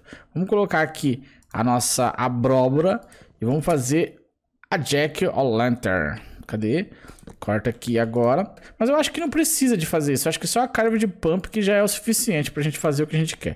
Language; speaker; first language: Portuguese; native; Portuguese